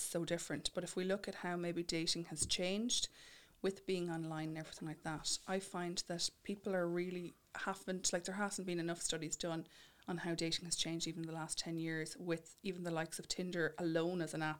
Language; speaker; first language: English; native; English